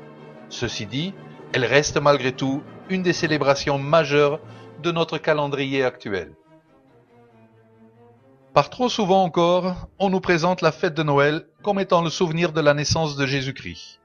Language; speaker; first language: French; native; French